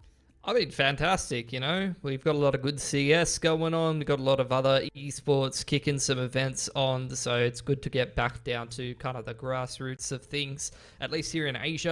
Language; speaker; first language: English; native; English